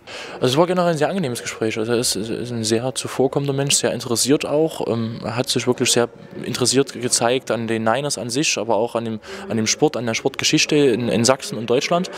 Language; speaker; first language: German; native; German